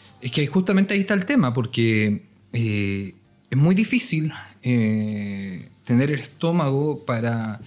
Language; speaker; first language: Spanish; native; Spanish